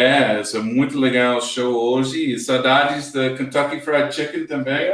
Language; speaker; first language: Portuguese; non-native, learner; English